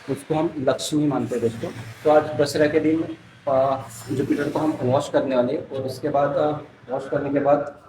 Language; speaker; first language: Hindi; non-native, local second language; Marathi